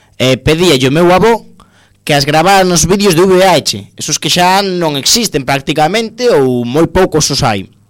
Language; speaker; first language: Galician; non-native, local second language; Spanish